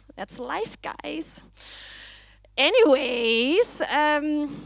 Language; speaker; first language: German; non-native, fluent; Danish